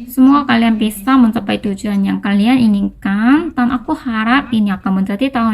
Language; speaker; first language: Indonesian; non-native, learner; Korean